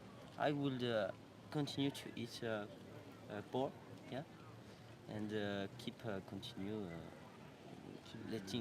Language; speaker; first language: English; non-native, learner; French